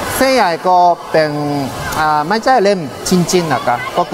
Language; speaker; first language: Thai; non-native, learner; Japanese